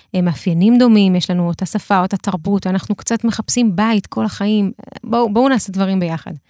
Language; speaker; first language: Hebrew; early bilingual, other home language; Russian